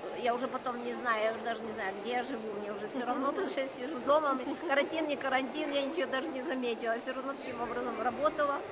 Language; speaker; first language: Russian; non-native, local second language; Ukrainian